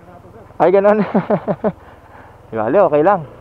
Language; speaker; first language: Filipino; native; Filipino